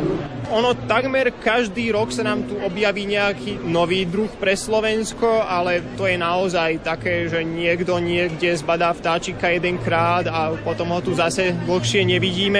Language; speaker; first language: Slovak; native; Slovak